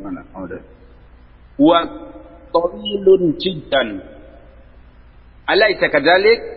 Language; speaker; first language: Arabic; non-native, learner; Indonesian